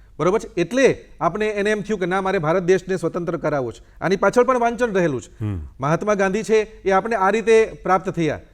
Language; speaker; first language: Gujarati; native; Gujarati